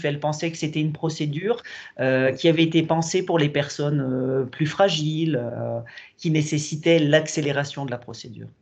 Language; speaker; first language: French; non-native, fluent; Italian